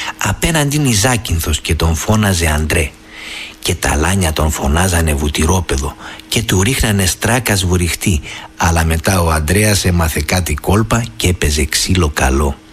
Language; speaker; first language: Greek; native; Greek